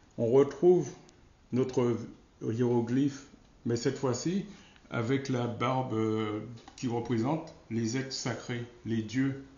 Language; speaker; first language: French; non-native, local second language; Wolof